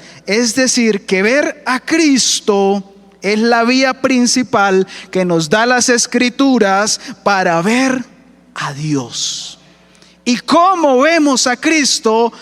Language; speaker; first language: Spanish; native; Spanish